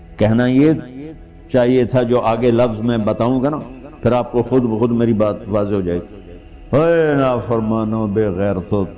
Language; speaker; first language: Urdu; non-native, local second language; Punjabi